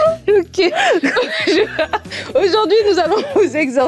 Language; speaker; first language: French; native; French